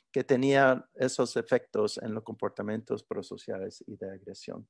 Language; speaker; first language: Spanish; early bilingual, heritage; Spanish